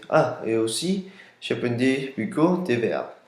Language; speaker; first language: French; non-native, learner; Spanish